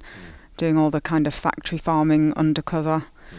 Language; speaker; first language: English; native; English